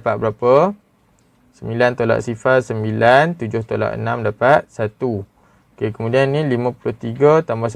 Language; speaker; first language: Malay; native; Malay